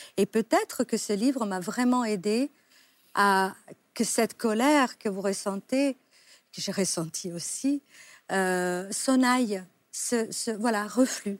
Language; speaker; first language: French; non-native, fluent; Italian